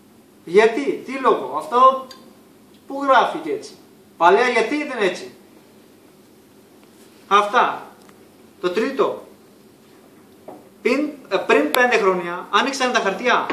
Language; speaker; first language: Greek; non-native, learner; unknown